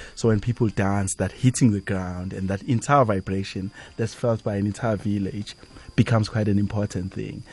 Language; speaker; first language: English; non-native, local second language; Zulu